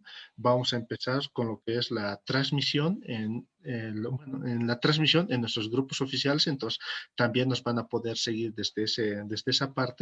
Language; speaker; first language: Spanish; native; Spanish